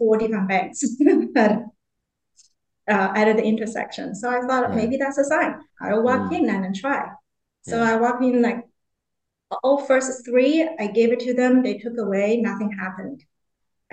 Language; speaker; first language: English; non-native, fluent; Chinese